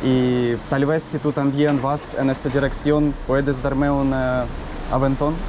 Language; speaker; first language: Spanish; non-native, learner; Russian